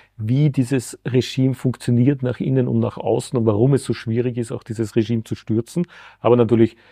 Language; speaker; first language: German; native; German